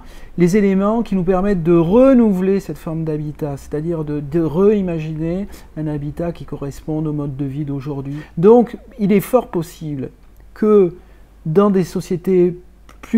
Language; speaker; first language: French; native; French